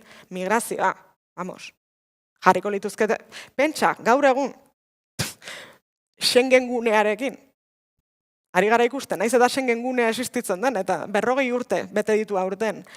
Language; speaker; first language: Basque; native; Basque